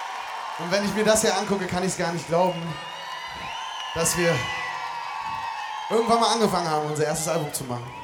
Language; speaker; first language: German; native; German